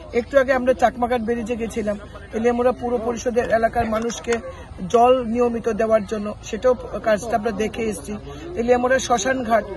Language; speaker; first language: Bangla; native; Bangla